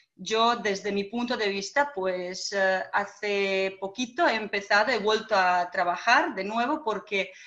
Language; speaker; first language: Spanish; non-native, fluent; Bosnian